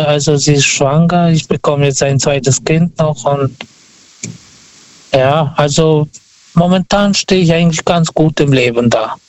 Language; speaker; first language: German; non-native, fluent; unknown